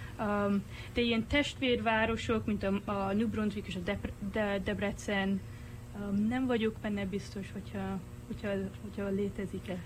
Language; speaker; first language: Hungarian; early bilingual, heritage; Hungarian